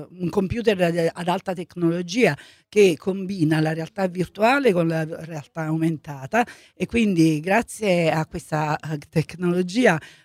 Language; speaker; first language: Italian; native; Italian